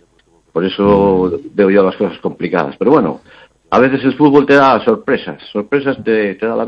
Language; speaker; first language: Spanish; native; Spanish